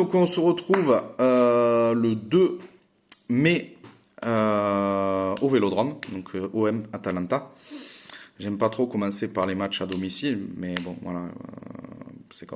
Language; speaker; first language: French; native; French